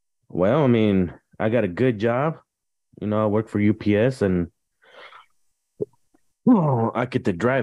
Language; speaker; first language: English; early bilingual, other home language; Spanish